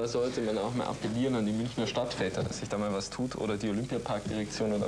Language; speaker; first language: German; native; German